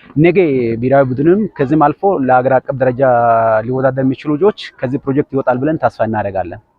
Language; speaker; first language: Amharic; non-native, local second language; Wolaytta